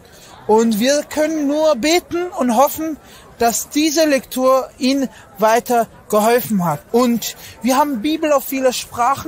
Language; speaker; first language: German; non-native, fluent; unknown